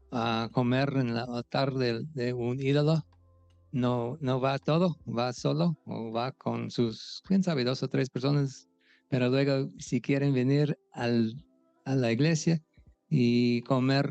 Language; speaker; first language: Spanish; non-native, fluent; English